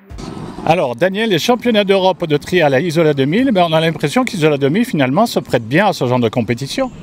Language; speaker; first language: French; native; French